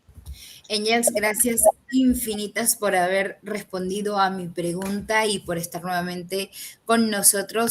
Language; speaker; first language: Spanish; native; Spanish